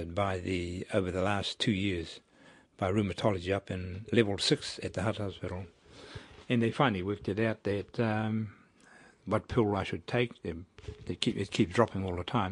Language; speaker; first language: English; native; English